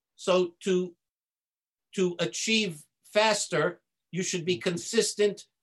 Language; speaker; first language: English; native; English